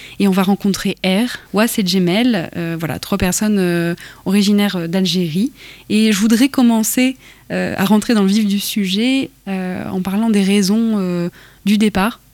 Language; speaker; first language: French; native; French